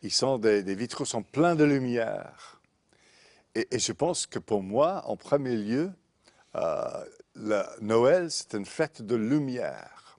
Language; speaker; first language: French; non-native, fluent; English